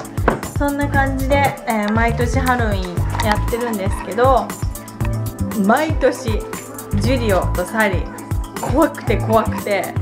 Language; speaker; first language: Japanese; native; Japanese